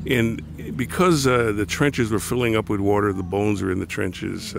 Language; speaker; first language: English; native; English